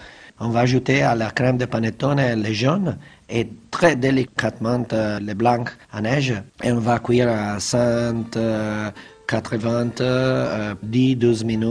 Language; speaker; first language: French; non-native, fluent; Italian